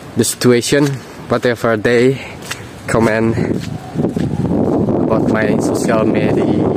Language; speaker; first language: English; non-native, learner; Indonesian